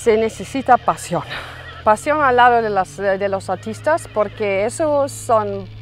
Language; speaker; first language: Spanish; non-native, fluent; German